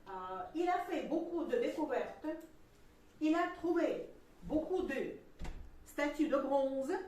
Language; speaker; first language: French; non-native, fluent; Russian